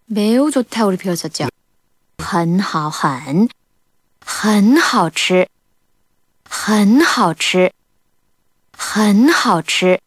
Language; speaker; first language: Chinese; non-native, learner; Korean